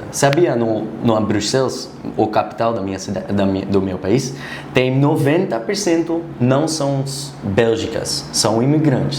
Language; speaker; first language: Portuguese; non-native, learner; Dutch